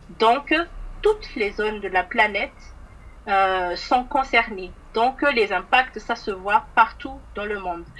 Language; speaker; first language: French; non-native, local second language; Malagasy